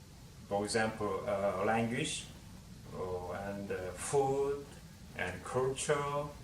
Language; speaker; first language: English; non-native, learner; Korean